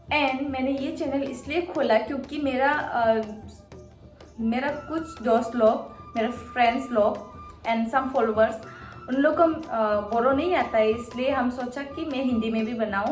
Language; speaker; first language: Hindi; non-native, local second language; Bodo